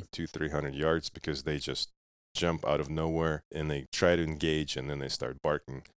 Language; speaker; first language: English; non-native, fluent; Russian